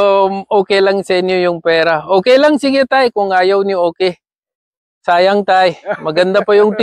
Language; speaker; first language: Filipino; non-native, learner; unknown